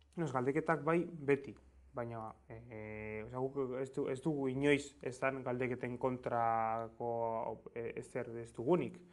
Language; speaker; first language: Basque; non-native, local second language; Spanish